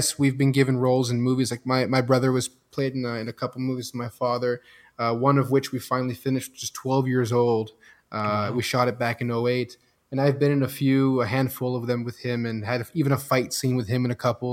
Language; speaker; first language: English; non-native, fluent; French